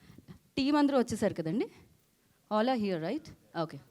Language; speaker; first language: Telugu; native; Telugu